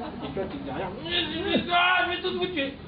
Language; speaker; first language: French; native; French